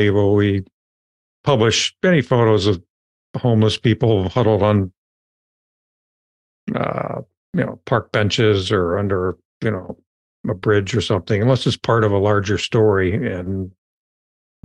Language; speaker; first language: English; native; English